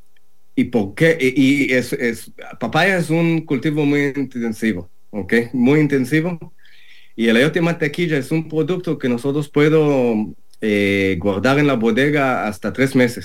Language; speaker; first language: Spanish; non-native, learner; Hebrew